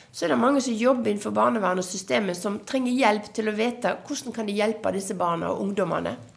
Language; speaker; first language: Norwegian; native; Norwegian